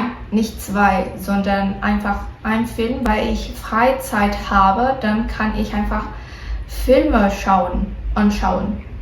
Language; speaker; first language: German; non-native, learner; Portuguese